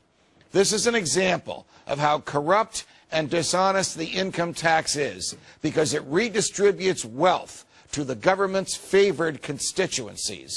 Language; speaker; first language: English; native; English